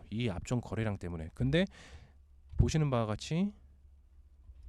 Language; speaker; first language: Korean; native; Korean